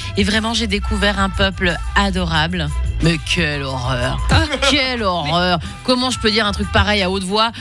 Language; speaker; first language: French; early bilingual, other home language; Spanish